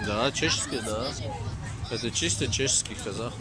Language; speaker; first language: Russian; non-native, local second language; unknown